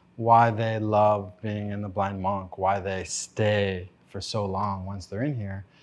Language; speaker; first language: English; native; English